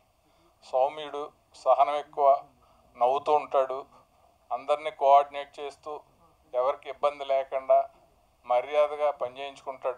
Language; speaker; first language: Telugu; native; Telugu